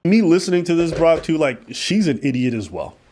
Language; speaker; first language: English; native; English